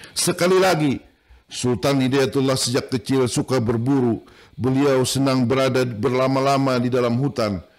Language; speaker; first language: Indonesian; non-native, local second language; Banjar